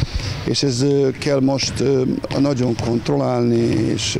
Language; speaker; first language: Hungarian; non-native, fluent; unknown